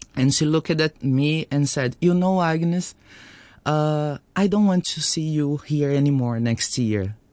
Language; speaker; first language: English; non-native, fluent; Portuguese